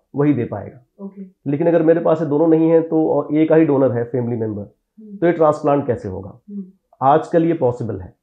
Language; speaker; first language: Hindi; native; Hindi